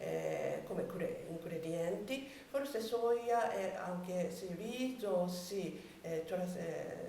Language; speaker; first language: Italian; non-native, learner; Japanese